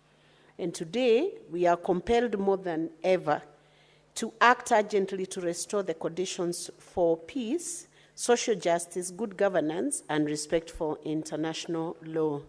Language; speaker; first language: English; non-native, local second language; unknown